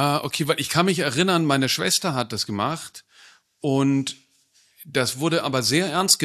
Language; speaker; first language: German; native; German